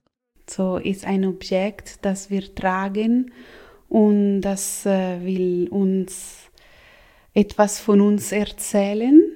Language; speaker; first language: German; non-native, local second language; Italian